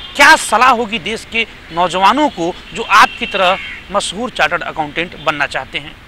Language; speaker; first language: Hindi; native; Hindi